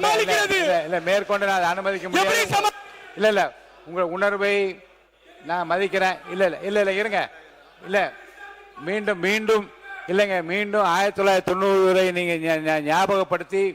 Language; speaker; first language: Tamil; native; Tamil